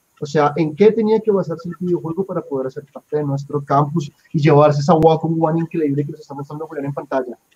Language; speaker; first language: Spanish; native; Spanish